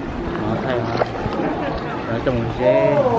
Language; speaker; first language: Thai; non-native, learner; Hmong